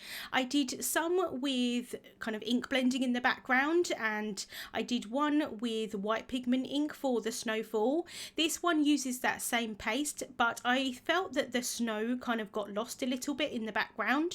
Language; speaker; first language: English; native; English